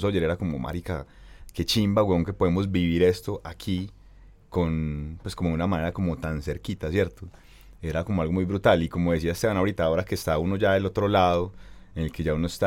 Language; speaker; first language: Spanish; native; Spanish